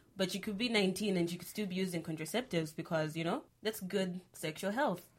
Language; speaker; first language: English; non-native, local second language; Nyanja